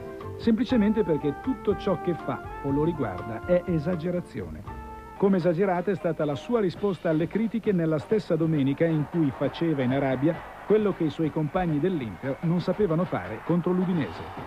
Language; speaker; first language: Italian; native; Italian